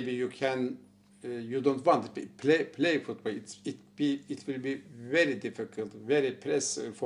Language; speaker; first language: English; non-native, learner; Turkish